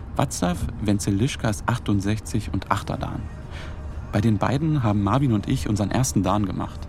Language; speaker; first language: German; native; German